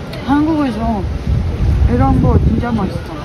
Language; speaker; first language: Korean; non-native, learner; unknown